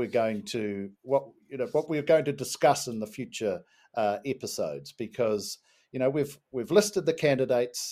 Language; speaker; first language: English; native; English